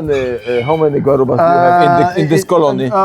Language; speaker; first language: English; non-native, learner; Polish